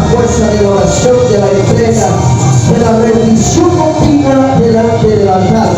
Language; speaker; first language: Spanish; native; Spanish